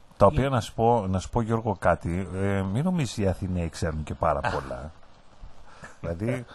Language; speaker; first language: Greek; native; Greek